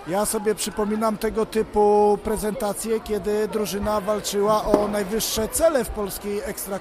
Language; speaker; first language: Polish; native; Polish